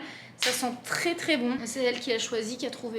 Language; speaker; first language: French; native; French